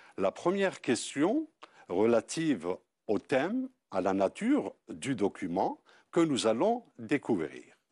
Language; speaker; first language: French; non-native, local second language; Arabic